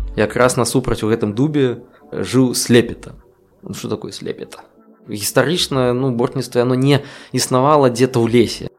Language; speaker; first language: Belarusian; non-native, local second language; Russian